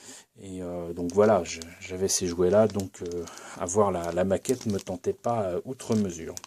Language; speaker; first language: French; native; French